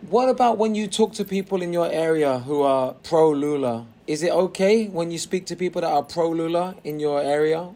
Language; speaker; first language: English; native; English